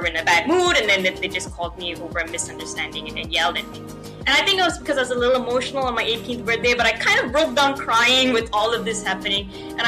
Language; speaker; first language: English; non-native, local second language; Tamil